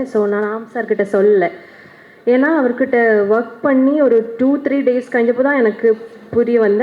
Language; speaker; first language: Tamil; non-native, learner; Malayalam